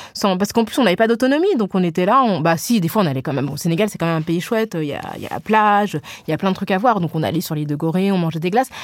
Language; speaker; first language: French; native; French